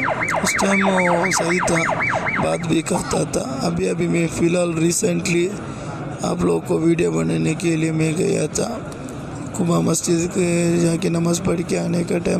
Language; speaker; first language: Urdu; non-native, fluent; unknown